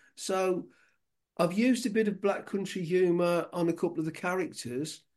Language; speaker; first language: English; native; English